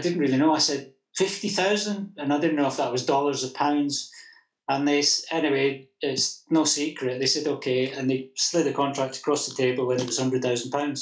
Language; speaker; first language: English; native; English